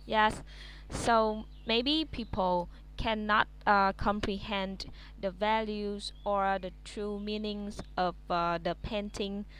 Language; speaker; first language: English; non-native, fluent; Vietnamese